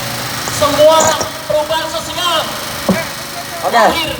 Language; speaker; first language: Indonesian; native; Indonesian